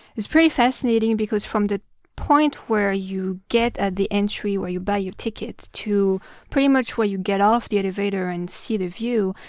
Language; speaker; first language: English; non-native, fluent; French